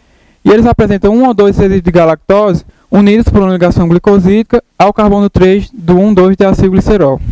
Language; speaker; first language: Portuguese; native; Portuguese